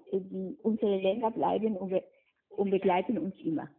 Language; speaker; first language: German; non-native, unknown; Spanish